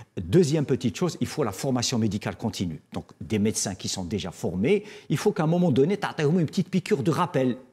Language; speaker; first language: French; non-native, local second language; Arabic